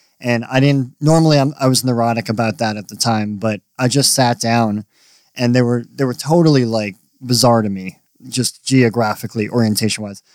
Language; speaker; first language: English; native; English